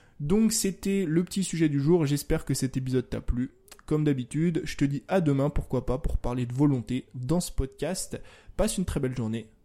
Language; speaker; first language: French; native; French